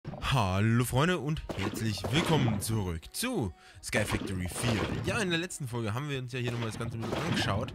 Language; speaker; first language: German; native; German